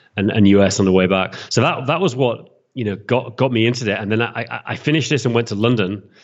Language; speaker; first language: English; native; English